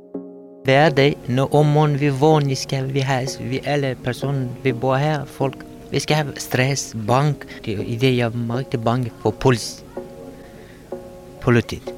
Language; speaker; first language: Danish; non-native, learner; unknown